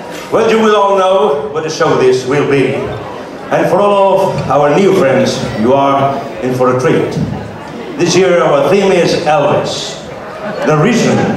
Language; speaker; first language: English; non-native, fluent; Spanish